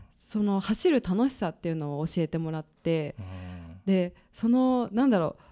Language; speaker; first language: Japanese; native; Japanese